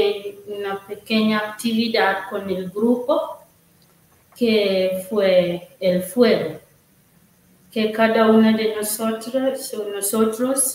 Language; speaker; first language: Spanish; non-native, learner; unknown